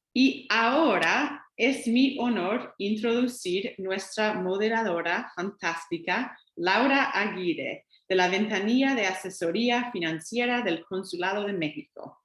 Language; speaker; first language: Spanish; non-native, fluent; English